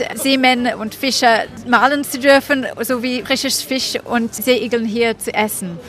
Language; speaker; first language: German; non-native, fluent; French